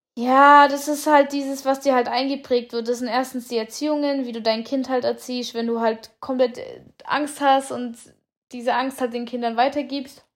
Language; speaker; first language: German; native; German